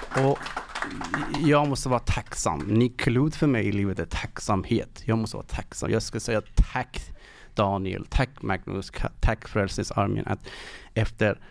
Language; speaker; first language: Swedish; non-native, fluent; Persian